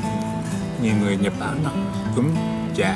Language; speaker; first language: Vietnamese; non-native, learner; Japanese